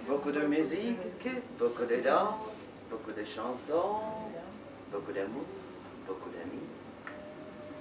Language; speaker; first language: French; non-native, learner; Russian